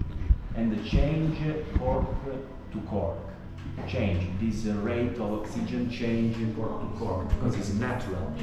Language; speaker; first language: English; non-native, learner; Italian